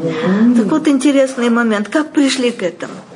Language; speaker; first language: Russian; native; Russian